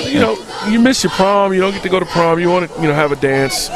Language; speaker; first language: English; native; English